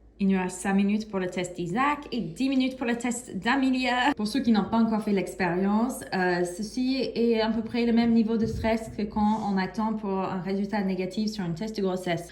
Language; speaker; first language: French; non-native, fluent; English